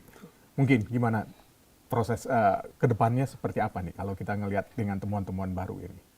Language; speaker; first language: Indonesian; native; Indonesian